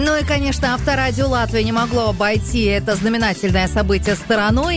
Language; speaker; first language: Russian; native; Russian